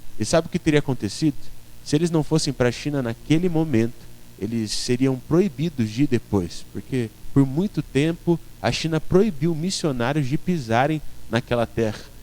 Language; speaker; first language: Portuguese; native; Portuguese